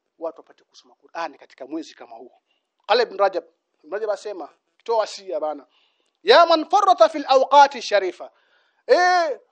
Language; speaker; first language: Swahili; native; Swahili